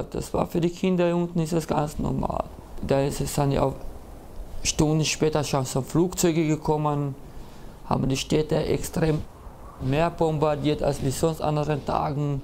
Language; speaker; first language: German; early bilingual, other home language; Kurdish